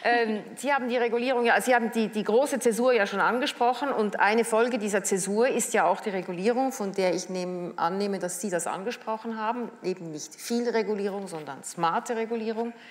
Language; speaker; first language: German; native; German